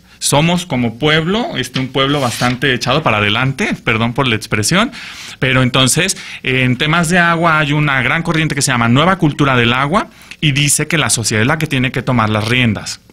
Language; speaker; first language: Spanish; native; Spanish